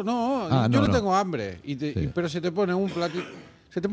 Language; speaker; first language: Spanish; native; Spanish